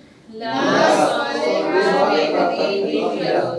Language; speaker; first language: Arabic; non-native, learner; Urdu